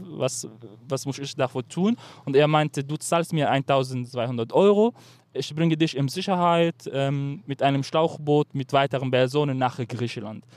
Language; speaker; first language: German; non-native, fluent; Arabic